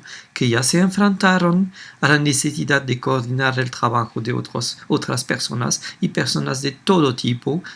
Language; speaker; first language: Spanish; non-native, fluent; French